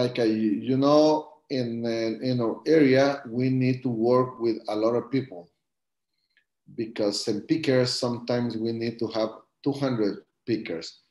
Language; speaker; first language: English; non-native, learner; Spanish